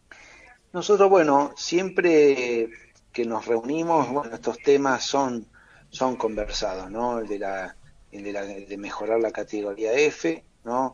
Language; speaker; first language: Spanish; native; Spanish